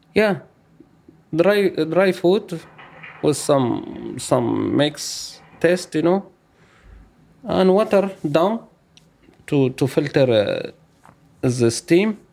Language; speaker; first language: English; non-native, learner; Arabic